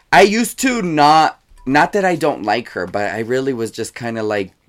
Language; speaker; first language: English; early bilingual, other home language; Spanish